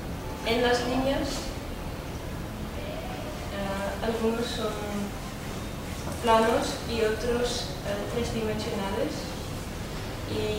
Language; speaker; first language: Spanish; non-native, fluent; Dutch